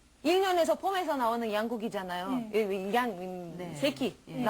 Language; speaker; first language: Korean; non-native, learner; Romanian